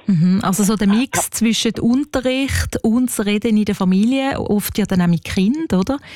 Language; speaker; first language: German; native; German